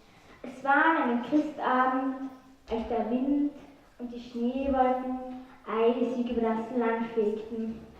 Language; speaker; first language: German; native; German